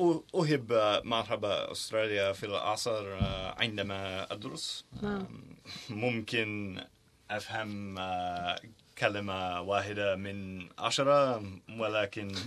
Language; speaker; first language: Arabic; non-native, learner; English